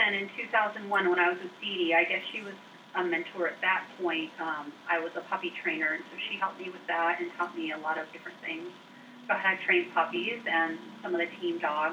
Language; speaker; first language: English; native; English